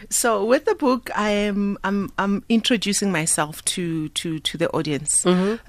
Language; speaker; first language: English; non-native, local second language; Southern Sotho